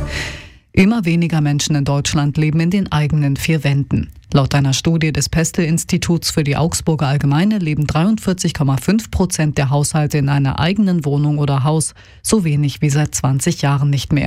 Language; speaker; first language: German; native; German